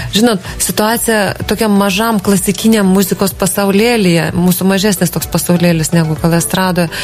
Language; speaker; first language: Lithuanian; native; Lithuanian